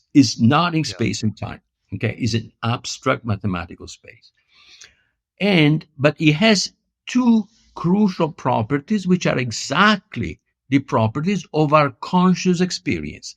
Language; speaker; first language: English; non-native, fluent; Italian